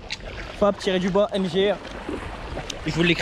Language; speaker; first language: French; native; French